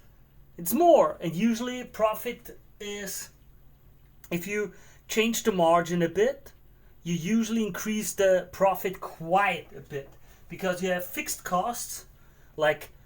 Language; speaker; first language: English; non-native, fluent; German